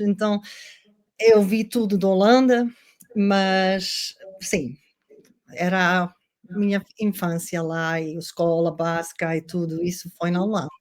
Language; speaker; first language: Portuguese; non-native, learner; Dutch